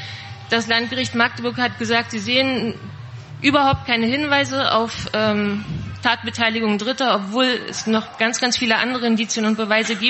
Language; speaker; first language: German; native; German